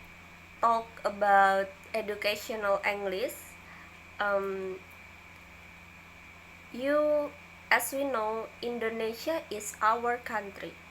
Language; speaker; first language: English; non-native, learner; Indonesian